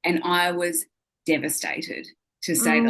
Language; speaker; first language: English; native; English